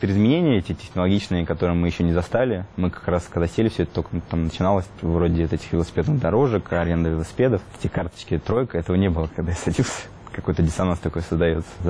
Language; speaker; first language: Russian; native; Russian